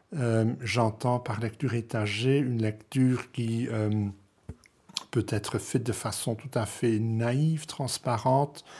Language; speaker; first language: French; non-native, local second language; Dutch